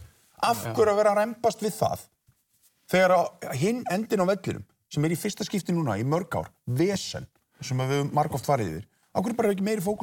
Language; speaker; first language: Icelandic; native; Icelandic